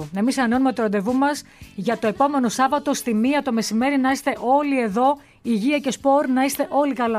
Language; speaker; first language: Greek; native; Greek